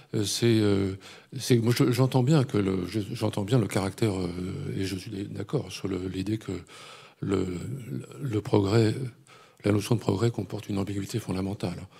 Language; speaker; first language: French; native; French